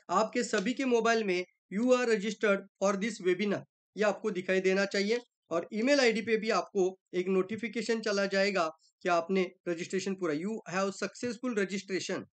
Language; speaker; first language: Hindi; non-native, local second language; Marathi